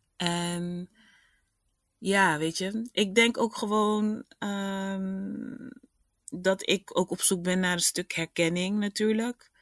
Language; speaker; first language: Dutch; native; Dutch